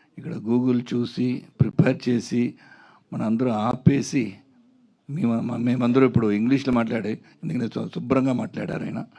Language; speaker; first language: Telugu; non-native, local second language; Tamil